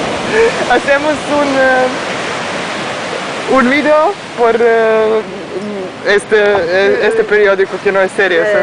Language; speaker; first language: Spanish; non-native, learner; Serbian